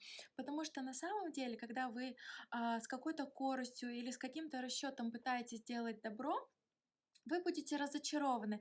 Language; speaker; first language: Russian; native; Russian